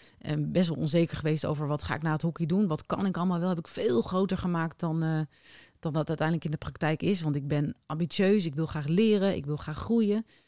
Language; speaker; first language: Dutch; native; Dutch